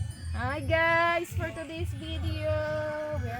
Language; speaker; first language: English; non-native, local second language; Cebuano